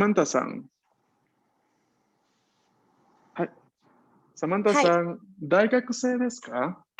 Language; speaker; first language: Japanese; non-native, fluent; Spanish